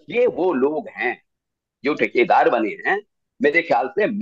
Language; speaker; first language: Hindi; native; Hindi